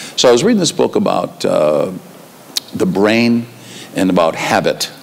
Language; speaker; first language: English; native; English